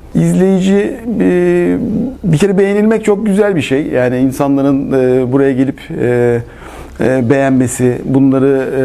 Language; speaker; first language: Turkish; native; Turkish